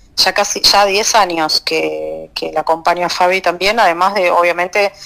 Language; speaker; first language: Spanish; native; Spanish